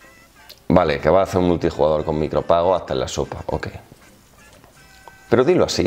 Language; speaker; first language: Spanish; native; Spanish